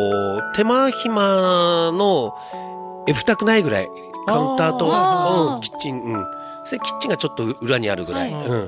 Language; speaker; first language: Japanese; native; Japanese